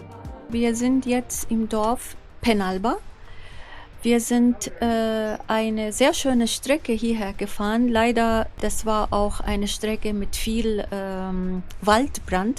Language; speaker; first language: German; non-native, fluent; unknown